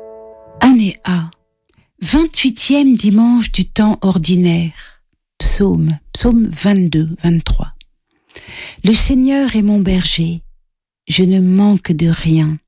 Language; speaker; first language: French; native; French